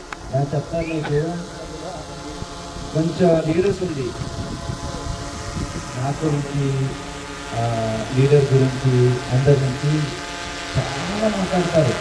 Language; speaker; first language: Telugu; non-native, local second language; Hindi